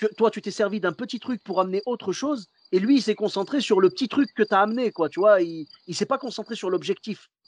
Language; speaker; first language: French; early bilingual, other home language; Arabic